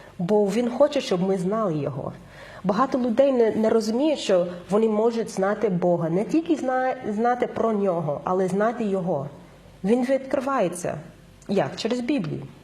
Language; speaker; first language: Ukrainian; non-native, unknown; English